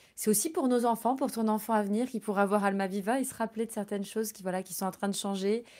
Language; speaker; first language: French; native; French